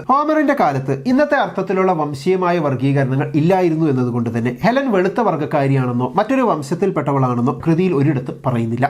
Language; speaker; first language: Malayalam; native; Malayalam